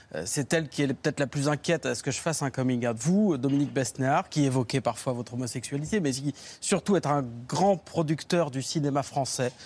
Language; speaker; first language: French; non-native, fluent; Spanish